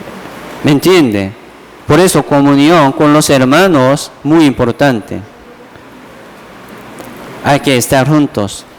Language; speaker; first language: Spanish; non-native, fluent; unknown